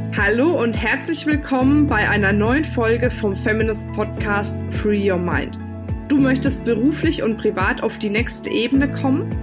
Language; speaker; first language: German; native; German